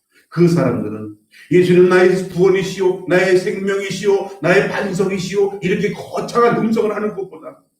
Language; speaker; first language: Korean; native; Korean